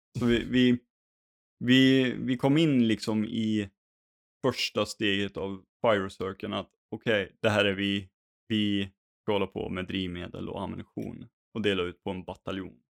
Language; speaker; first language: Swedish; native; Swedish